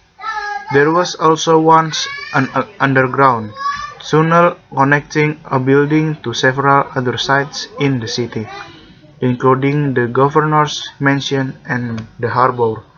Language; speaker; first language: English; non-native, learner; Indonesian